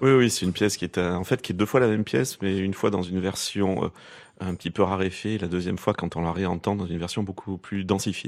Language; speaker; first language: French; native; French